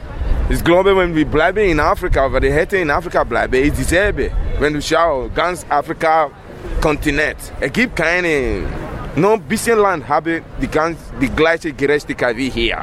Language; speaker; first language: German; non-native, learner; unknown